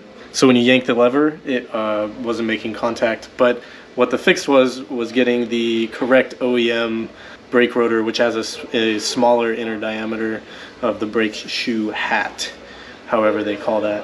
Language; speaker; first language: English; native; English